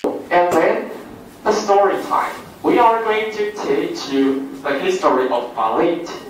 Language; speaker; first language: English; non-native, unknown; Chinese